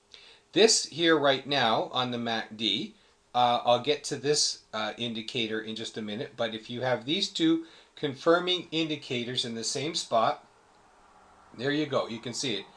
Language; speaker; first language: English; native; English